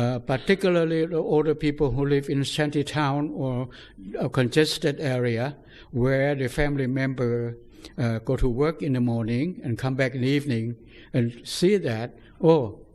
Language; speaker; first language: English; non-native, fluent; Thai